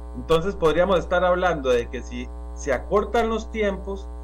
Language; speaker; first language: Spanish; native; Spanish